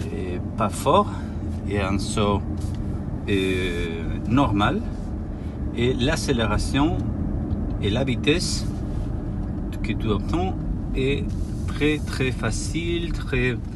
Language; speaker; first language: French; non-native, learner; Spanish